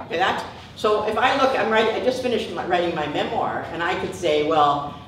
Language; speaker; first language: English; native; English